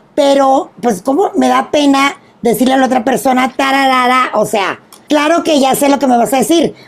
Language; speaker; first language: Spanish; native; Spanish